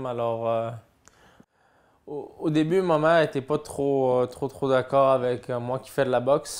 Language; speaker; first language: French; native; French